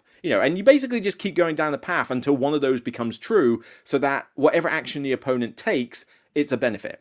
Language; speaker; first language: English; native; English